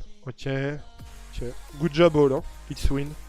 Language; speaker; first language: English; non-native, learner; French